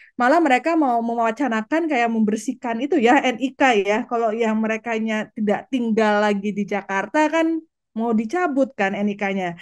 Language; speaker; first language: Indonesian; native; Indonesian